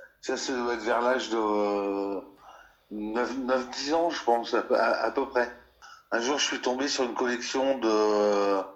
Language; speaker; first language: French; native; French